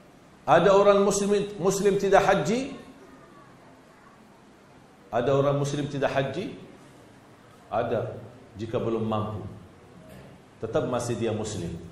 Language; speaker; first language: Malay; non-native, fluent; Arabic